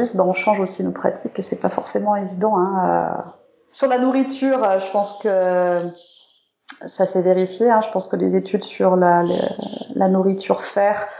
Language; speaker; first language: French; native; French